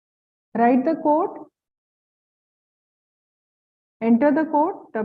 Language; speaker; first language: English; non-native, local second language; Hindi